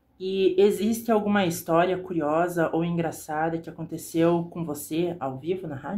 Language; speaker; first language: Portuguese; native; Portuguese